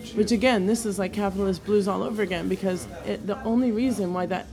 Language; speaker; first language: English; native; English